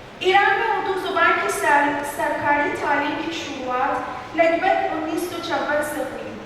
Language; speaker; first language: Urdu; non-native, fluent; Persian